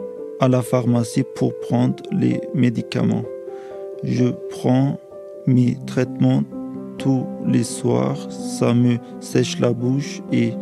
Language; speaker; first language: French; early bilingual, other home language; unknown